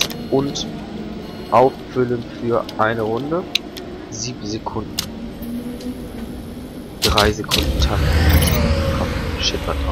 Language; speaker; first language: German; native; German